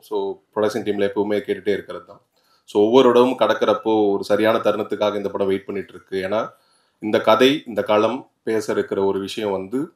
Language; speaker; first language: Tamil; native; Tamil